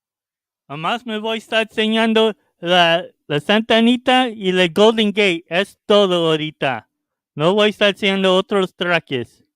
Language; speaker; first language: Spanish; early bilingual, heritage; Spanish